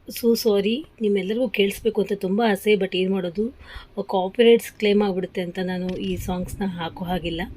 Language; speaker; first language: Kannada; non-native, local second language; Marathi